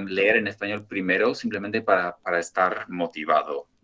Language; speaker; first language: Spanish; non-native, fluent; English